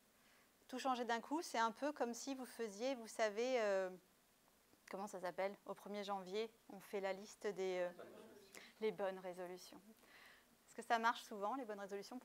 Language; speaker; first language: French; native; French